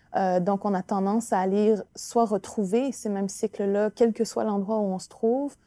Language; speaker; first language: French; non-native, local second language; Innu-aimun